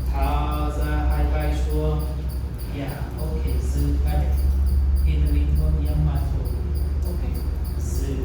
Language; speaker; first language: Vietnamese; non-native, learner; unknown